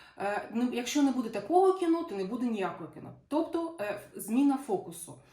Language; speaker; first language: Ukrainian; non-native, local second language; Russian